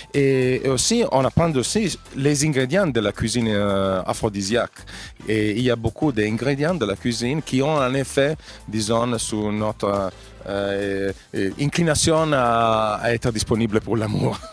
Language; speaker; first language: French; non-native, fluent; Italian